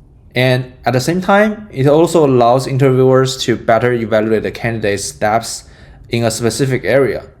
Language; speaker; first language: English; non-native, fluent; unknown